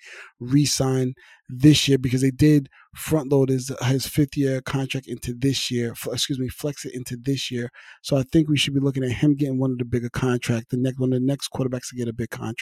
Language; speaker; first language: English; native; English